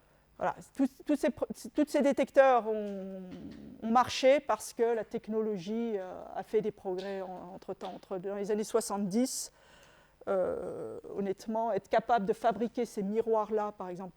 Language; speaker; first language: French; native; French